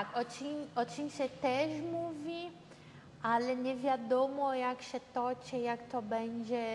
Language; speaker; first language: Polish; early bilingual, heritage; Portuguese